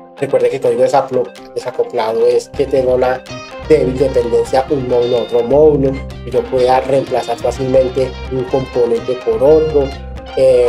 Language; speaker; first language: Spanish; native; Spanish